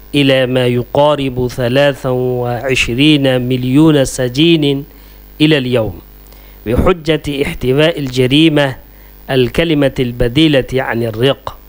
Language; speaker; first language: Arabic; non-native, fluent; Urdu